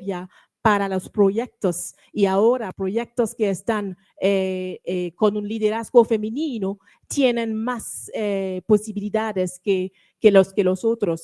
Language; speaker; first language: Spanish; non-native, learner; French